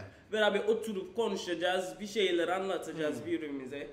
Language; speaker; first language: Turkish; non-native, learner; English